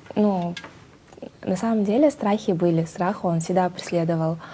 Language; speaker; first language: Russian; non-native, local second language; Kyrgyz